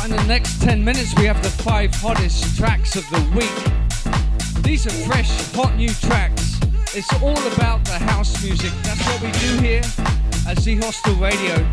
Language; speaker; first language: English; native; English